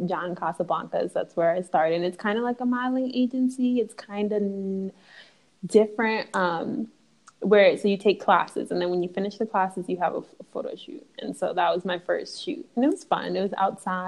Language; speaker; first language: English; native; English